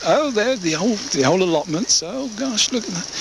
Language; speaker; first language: English; native; English